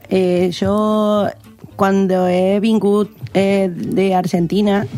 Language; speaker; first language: Catalan; non-native, learner; Spanish